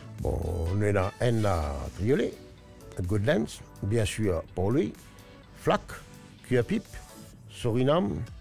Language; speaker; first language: French; non-native, local second language; Morisyen